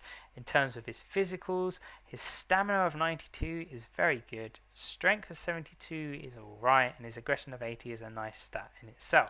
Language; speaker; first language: English; native; English